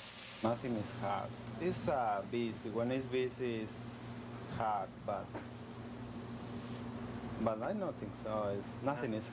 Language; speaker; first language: English; non-native, learner; Spanish